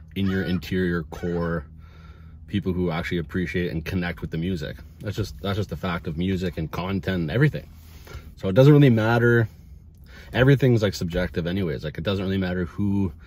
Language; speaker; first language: English; native; English